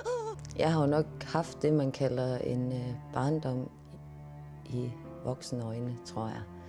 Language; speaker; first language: Danish; native; Danish